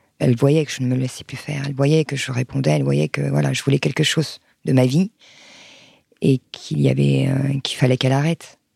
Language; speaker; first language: French; early bilingual, other home language; Arabic